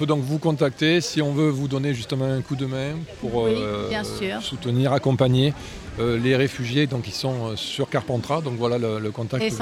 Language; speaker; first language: French; native; French